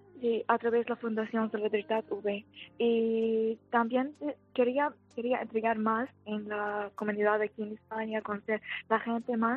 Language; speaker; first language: Spanish; non-native, fluent; Arabic